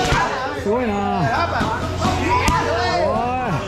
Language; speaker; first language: Japanese; native; Japanese